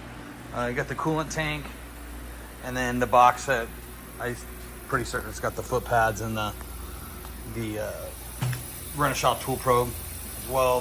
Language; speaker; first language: English; native; English